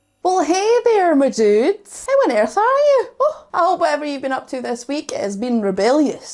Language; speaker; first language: English; native; English